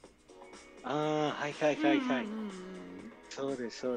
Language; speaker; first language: Japanese; non-native, learner; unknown